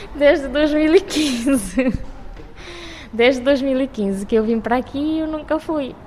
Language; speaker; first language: Portuguese; non-native, local second language; Kabuverdianu